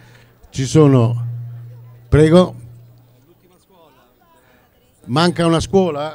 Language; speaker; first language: Italian; native; Italian